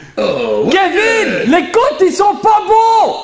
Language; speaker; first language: French; native; French